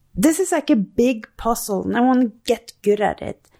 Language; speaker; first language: English; non-native, fluent; Norwegian